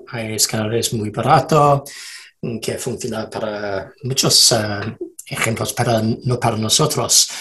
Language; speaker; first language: Spanish; non-native, learner; English